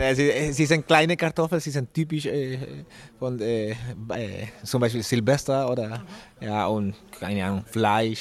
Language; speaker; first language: German; non-native, learner; Spanish